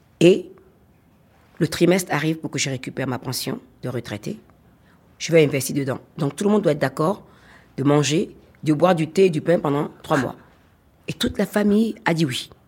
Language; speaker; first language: French; non-native, local second language; Fon